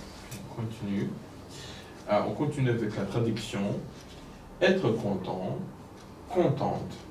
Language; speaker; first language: French; non-native, fluent; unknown